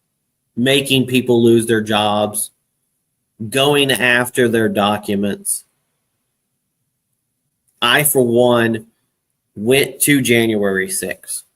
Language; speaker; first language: English; native; English